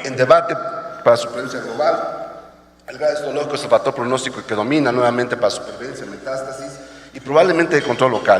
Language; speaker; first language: Spanish; native; Spanish